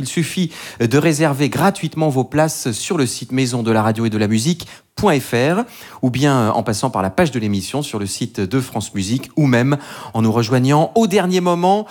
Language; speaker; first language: French; native; French